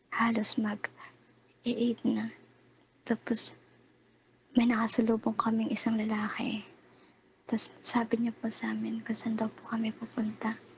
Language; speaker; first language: Filipino; native; Filipino